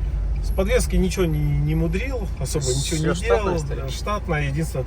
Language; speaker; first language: Russian; native; Russian